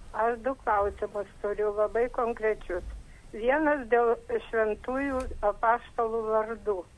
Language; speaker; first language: Lithuanian; native; Lithuanian